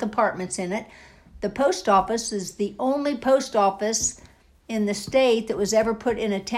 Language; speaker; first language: English; native; English